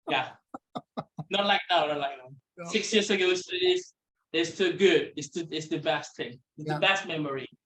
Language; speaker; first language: English; non-native, local second language; Indonesian